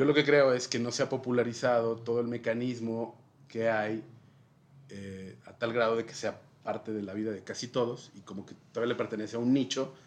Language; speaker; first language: Spanish; native; Spanish